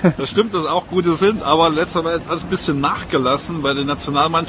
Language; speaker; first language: German; native; German